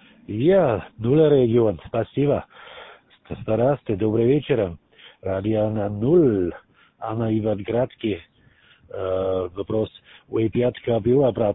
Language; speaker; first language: Russian; non-native, learner; German